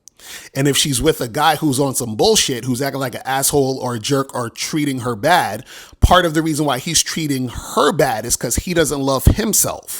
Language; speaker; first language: English; native; English